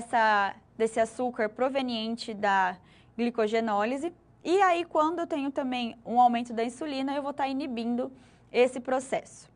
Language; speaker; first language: Portuguese; native; Portuguese